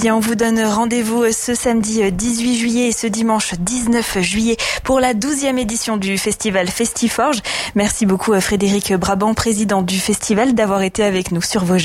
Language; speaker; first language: French; native; French